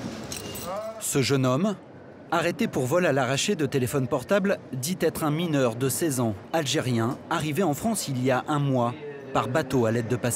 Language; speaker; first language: French; native; French